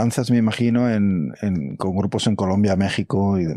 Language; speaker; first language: Spanish; native; Spanish